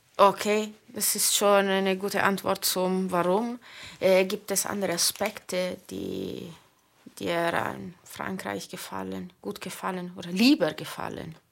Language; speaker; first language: German; non-native, fluent; Italian